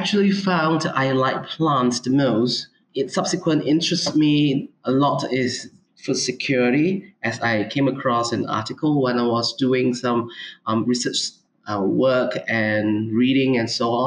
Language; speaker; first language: English; non-native, local second language; Cantonese